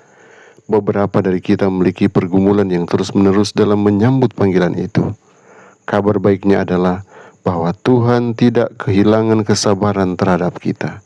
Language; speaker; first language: Indonesian; native; Indonesian